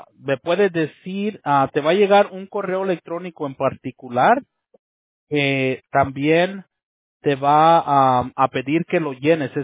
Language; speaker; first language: Spanish; early bilingual, heritage; Spanish